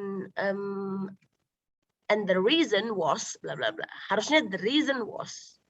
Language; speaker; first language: English; non-native, local second language; Indonesian